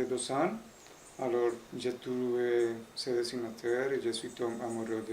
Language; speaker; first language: French; non-native, learner; Spanish